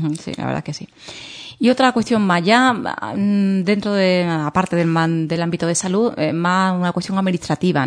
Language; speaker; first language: Spanish; native; Spanish